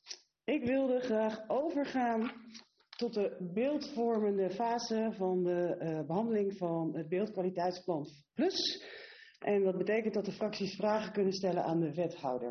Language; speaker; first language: Dutch; native; Dutch